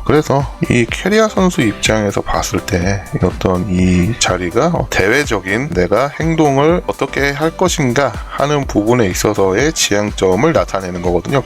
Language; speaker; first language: Korean; native; Korean